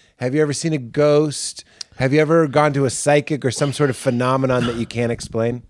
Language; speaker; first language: English; native; English